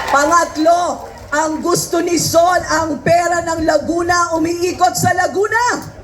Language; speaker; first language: Filipino; native; Filipino